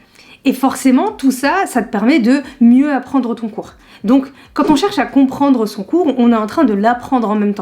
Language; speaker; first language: French; native; French